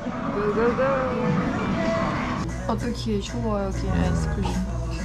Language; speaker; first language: Korean; non-native, learner; Thai